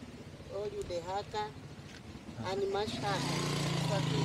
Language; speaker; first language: Portuguese; non-native, local second language; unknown